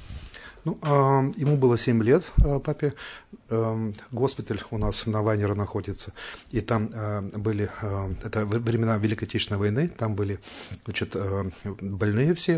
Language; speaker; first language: Russian; native; Russian